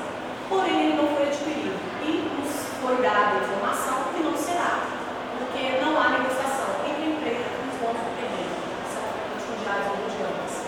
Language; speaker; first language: Portuguese; native; Portuguese